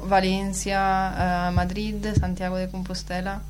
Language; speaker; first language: Spanish; non-native, learner; Italian